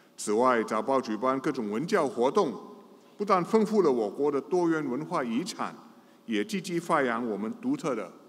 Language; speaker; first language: Chinese; non-native, local second language; English